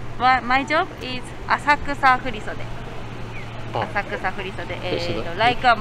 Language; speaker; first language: English; non-native, learner; Japanese